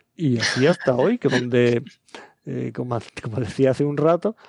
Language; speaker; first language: Spanish; native; Spanish